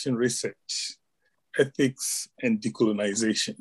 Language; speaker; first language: English; non-native, local second language; Ewe